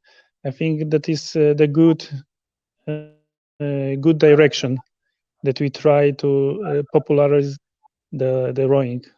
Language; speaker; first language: English; non-native, learner; Polish